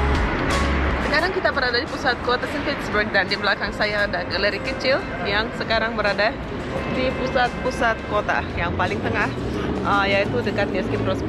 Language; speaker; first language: Indonesian; non-native, fluent; Russian